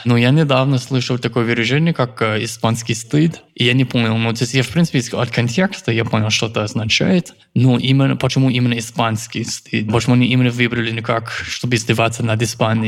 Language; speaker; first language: Russian; non-native, fluent; English